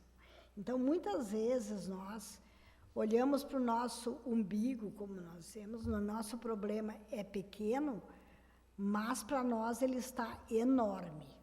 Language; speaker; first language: Portuguese; native; Portuguese